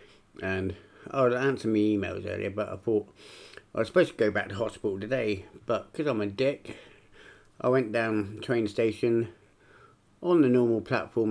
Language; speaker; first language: English; native; English